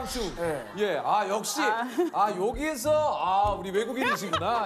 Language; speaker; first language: Korean; native; Korean